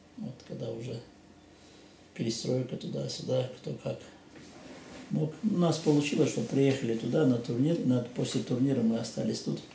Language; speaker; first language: Russian; non-native, local second language; Chechen